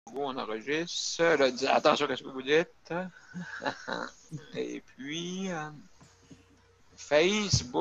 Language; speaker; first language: French; native; French